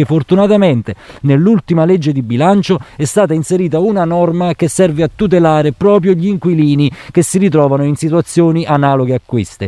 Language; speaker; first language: Italian; native; Italian